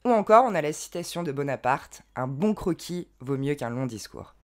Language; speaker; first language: French; native; French